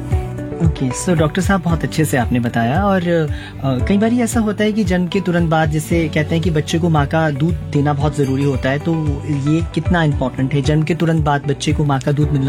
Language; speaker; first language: Hindi; native; Hindi